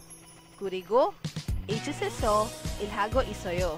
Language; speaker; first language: Korean; non-native, learner; Filipino